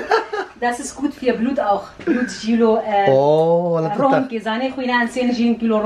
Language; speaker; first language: German; non-native, learner; Kurdish